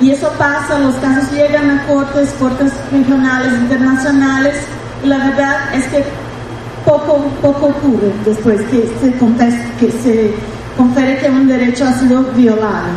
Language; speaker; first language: Spanish; non-native, fluent; Portuguese